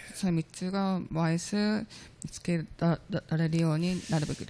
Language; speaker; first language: Japanese; non-native, learner; Korean